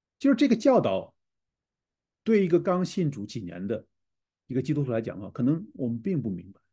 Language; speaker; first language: Chinese; native; Chinese